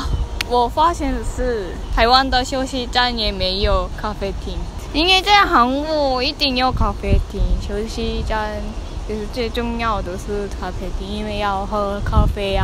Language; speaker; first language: Chinese; non-native, learner; Korean